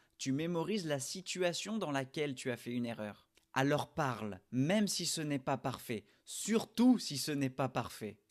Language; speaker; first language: French; native; French